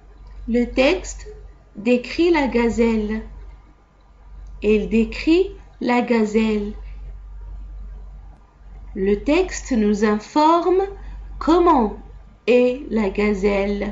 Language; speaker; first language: French; non-native, local second language; Arabic